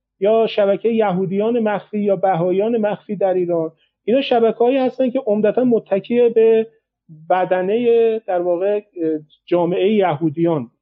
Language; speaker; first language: Persian; native; Persian